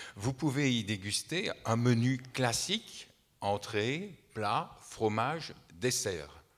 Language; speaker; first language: French; native; French